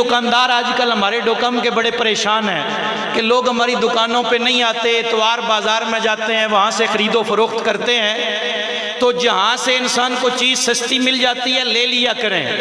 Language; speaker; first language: Urdu; non-native, local second language; Punjabi